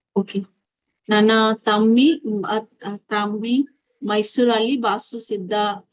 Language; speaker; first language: Kannada; non-native, learner; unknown